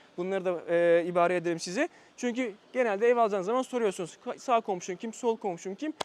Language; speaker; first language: Turkish; native; Turkish